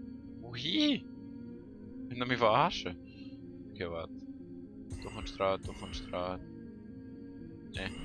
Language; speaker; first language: German; native; German